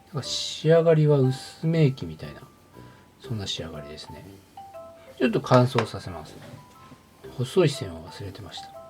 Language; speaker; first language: Japanese; native; Japanese